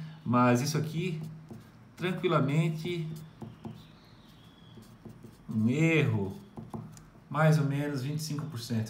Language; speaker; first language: Portuguese; native; Portuguese